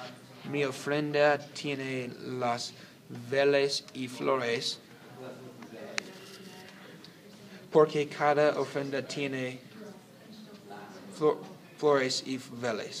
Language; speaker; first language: Spanish; non-native, learner; English